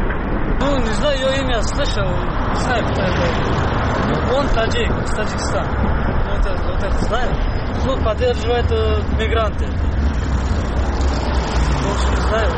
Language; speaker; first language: Russian; non-native, learner; Tajik